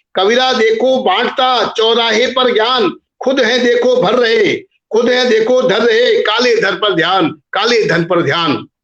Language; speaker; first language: Hindi; native; Hindi